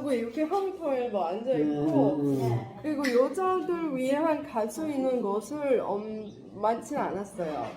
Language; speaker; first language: Korean; non-native, fluent; Arabic